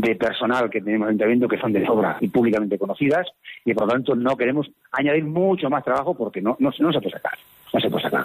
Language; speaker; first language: Spanish; native; Spanish